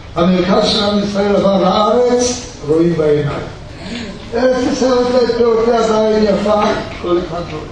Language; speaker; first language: Hebrew; early bilingual, other home language; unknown